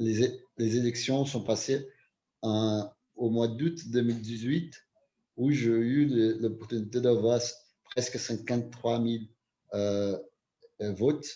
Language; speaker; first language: French; non-native, fluent; Portuguese